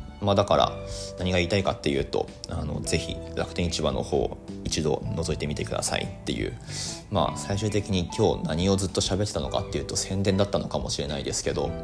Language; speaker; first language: Japanese; native; Japanese